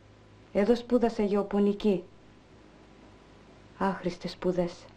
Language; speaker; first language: Greek; early bilingual, heritage; Greek